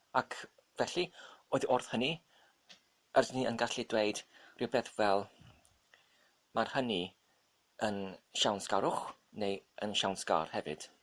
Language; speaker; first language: Welsh; non-native, local second language; English